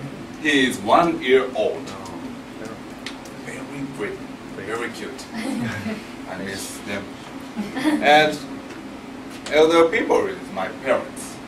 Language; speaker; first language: English; non-native, learner; Japanese